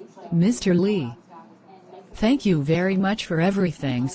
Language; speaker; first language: English; non-native, learner; Khmer